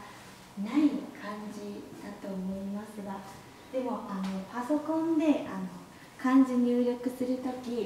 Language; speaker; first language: Japanese; non-native, fluent; Chinese